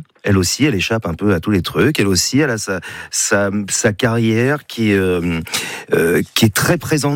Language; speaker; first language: French; native; French